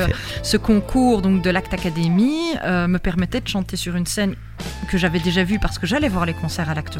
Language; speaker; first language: French; native; French